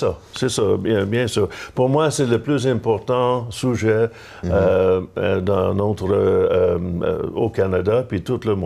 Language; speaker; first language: French; non-native, local second language; English